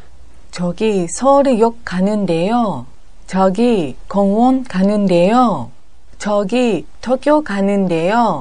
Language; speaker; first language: Korean; non-native, learner; Japanese